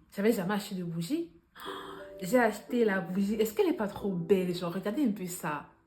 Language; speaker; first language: French; native; French